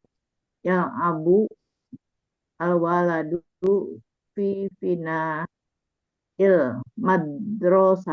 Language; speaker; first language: Arabic; non-native, learner; Indonesian